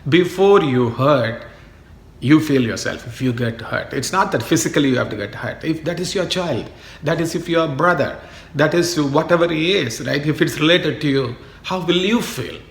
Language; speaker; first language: English; non-native, local second language; Tamil